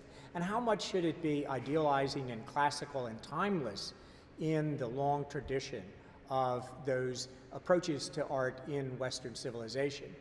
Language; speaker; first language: English; native; English